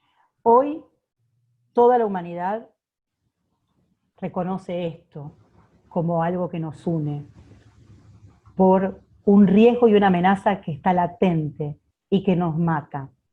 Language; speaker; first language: Spanish; native; Spanish